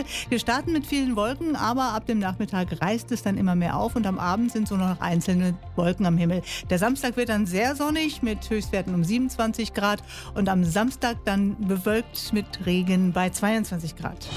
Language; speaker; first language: German; native; German